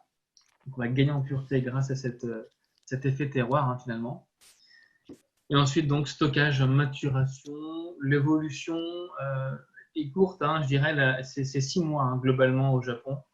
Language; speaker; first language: French; native; French